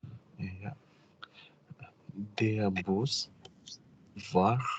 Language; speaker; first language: German; non-native, learner; Indonesian